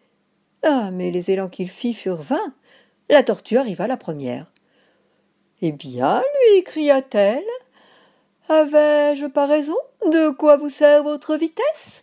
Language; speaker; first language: French; native; French